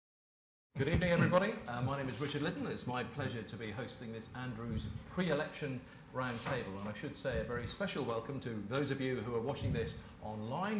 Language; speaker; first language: English; native; English